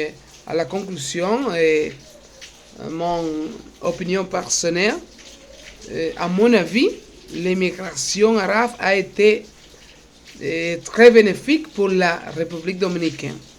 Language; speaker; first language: French; non-native, learner; Spanish